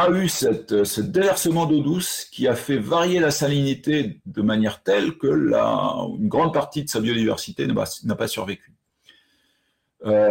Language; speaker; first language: French; native; French